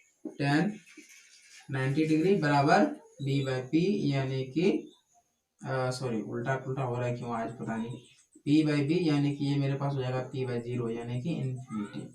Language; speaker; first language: Hindi; native; Hindi